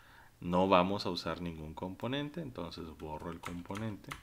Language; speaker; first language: Spanish; native; Spanish